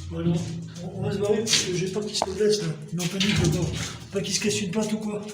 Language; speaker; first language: French; native; French